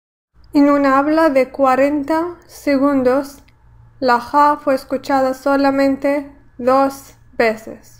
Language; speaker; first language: Spanish; non-native, fluent; Arabic